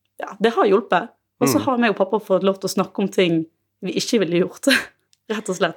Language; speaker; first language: Norwegian; native; Norwegian